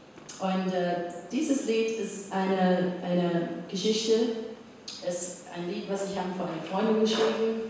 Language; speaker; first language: German; non-native, fluent; English